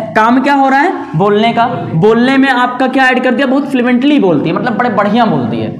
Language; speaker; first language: Hindi; native; Hindi